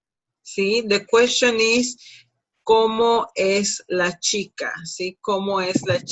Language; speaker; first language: Spanish; non-native, fluent; English